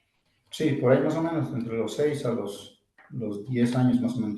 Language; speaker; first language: Spanish; non-native, local second language; Zapotec